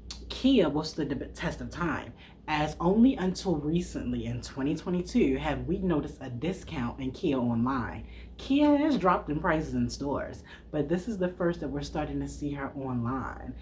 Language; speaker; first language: English; native; English